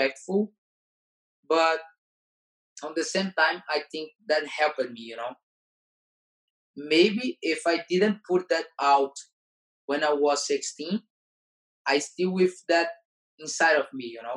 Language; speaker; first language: English; non-native, learner; Portuguese